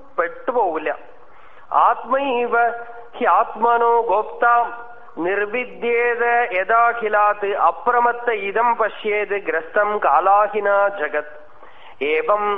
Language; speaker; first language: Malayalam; non-native, local second language; Tamil